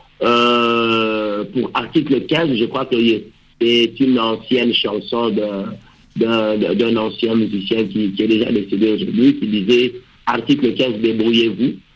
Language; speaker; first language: French; non-native, local second language; Lingala